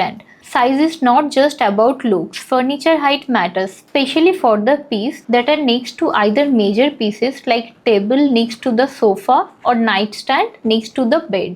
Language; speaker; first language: English; non-native, local second language; Hindi